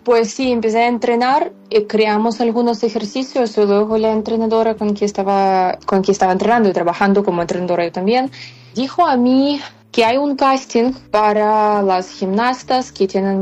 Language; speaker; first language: Spanish; non-native, fluent; Ukrainian